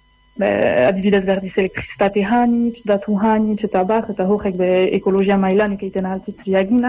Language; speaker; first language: Basque; native; Basque